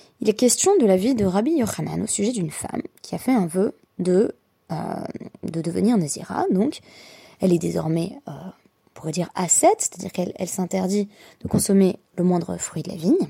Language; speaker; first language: French; native; French